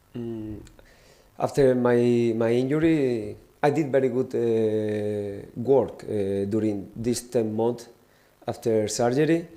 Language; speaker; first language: English; non-native, learner; Spanish